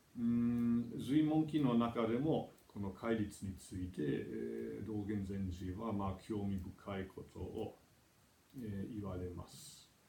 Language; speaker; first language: Japanese; non-native, fluent; German